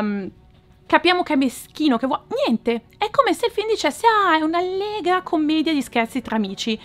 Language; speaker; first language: Italian; native; Italian